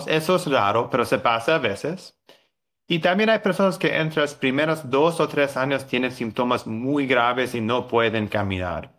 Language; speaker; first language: Spanish; non-native, fluent; English